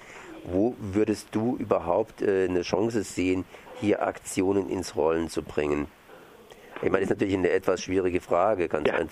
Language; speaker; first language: German; native; German